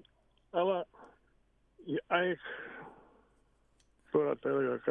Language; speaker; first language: Greek; non-native, fluent; Bosnian